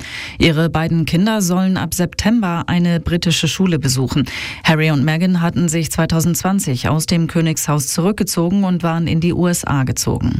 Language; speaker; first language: German; native; German